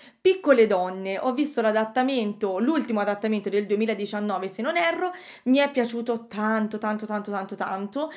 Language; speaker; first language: Italian; native; Italian